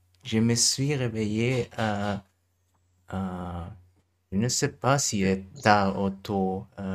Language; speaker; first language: French; non-native, learner; German